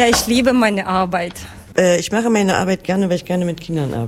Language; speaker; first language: German; non-native, learner; Ukrainian